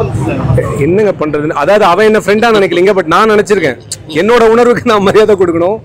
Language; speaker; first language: Tamil; native; Tamil